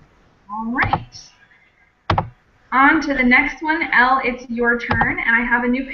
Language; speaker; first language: English; native; English